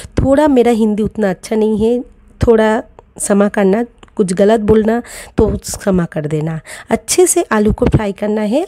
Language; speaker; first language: Hindi; non-native, local second language; Bangla